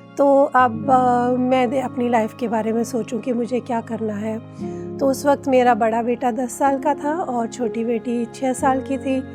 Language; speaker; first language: Hindi; native; Hindi